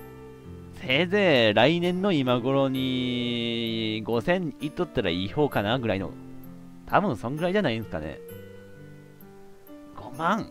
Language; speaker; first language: Japanese; native; Japanese